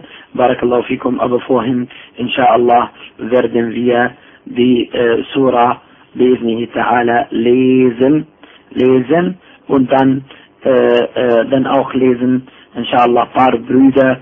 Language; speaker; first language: German; non-native, fluent; Arabic